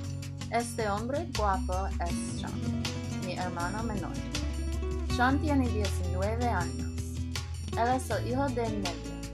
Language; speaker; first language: Spanish; non-native, learner; English